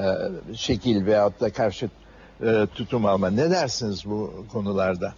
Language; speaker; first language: Turkish; native; Turkish